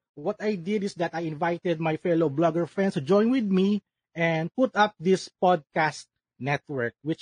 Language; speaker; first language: English; non-native, local second language; Filipino